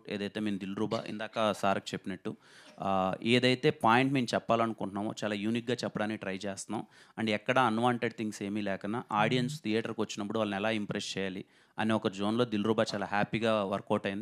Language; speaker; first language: Telugu; native; Telugu